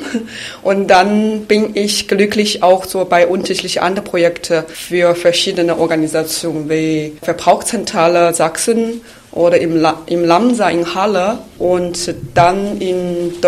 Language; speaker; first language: German; non-native, fluent; Chinese